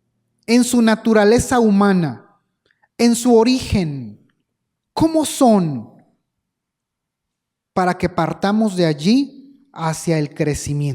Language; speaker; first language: Spanish; native; Spanish